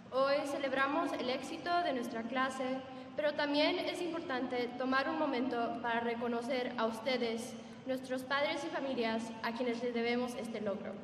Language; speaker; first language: Spanish; early bilingual, heritage; Spanish